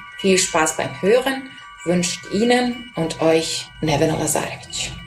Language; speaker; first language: German; non-native, fluent; Serbian